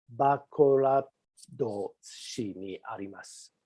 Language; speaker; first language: Japanese; non-native, fluent; English